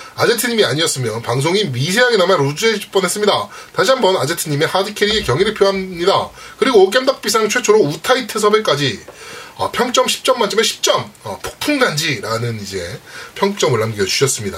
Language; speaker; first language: Korean; native; Korean